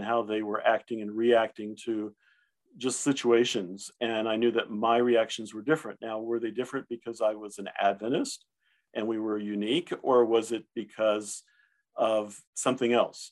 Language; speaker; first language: English; early bilingual, other home language; German